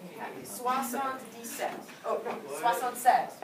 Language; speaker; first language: French; non-native, fluent; English